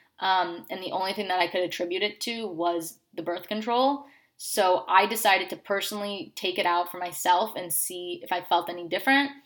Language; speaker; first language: English; native; English